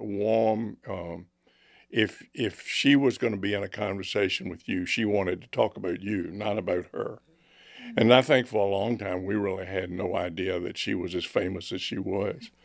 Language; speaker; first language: English; native; English